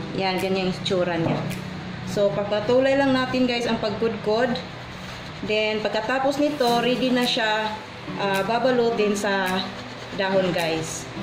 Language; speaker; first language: Filipino; non-native, local second language; Cebuano